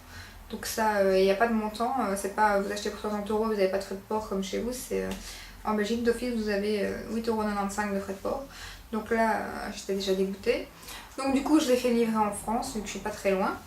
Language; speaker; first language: French; native; French